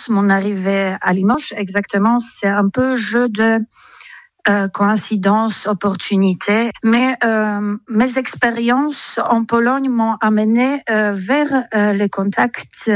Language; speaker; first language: French; non-native, fluent; Polish